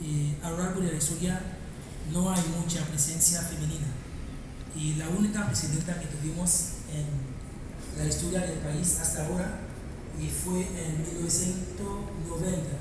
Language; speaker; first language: Spanish; non-native, fluent; Haitian Creole